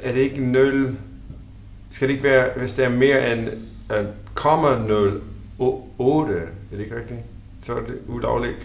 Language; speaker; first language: Danish; non-native, learner; English